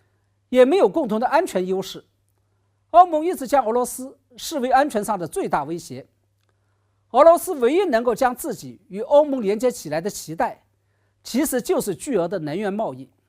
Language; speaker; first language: Chinese; native; Chinese